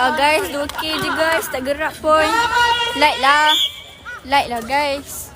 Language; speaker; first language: Malay; native; Malay